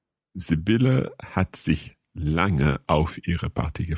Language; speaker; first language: German; non-native, learner; English